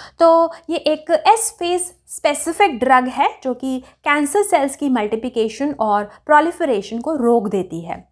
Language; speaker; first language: Hindi; native; Hindi